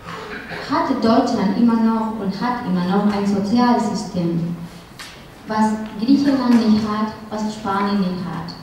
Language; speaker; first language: German; non-native, fluent; Spanish